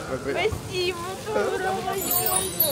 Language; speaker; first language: Russian; native; Russian